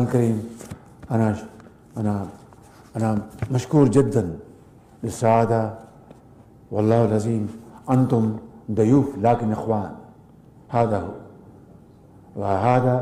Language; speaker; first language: Arabic; non-native, learner; Punjabi